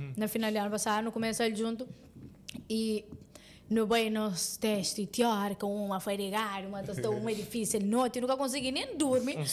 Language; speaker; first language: Portuguese; non-native, local second language; Kabuverdianu